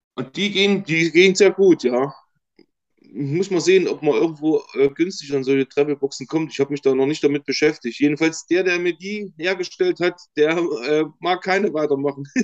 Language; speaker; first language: German; native; German